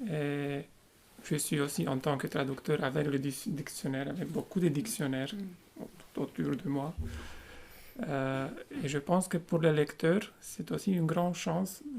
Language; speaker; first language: French; non-native, fluent; Romanian